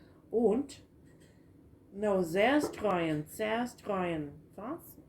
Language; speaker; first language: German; non-native, learner; English